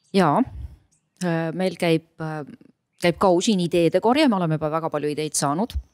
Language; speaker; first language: Estonian; native; Estonian